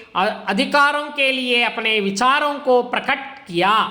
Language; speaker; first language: Hindi; non-native, local second language; Kannada